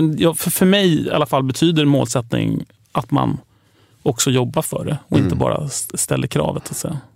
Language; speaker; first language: Swedish; native; Swedish